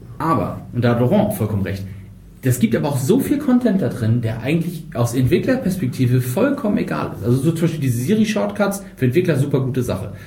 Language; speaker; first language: German; native; German